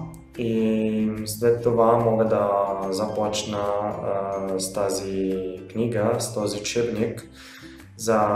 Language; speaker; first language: Bulgarian; non-native, learner; Italian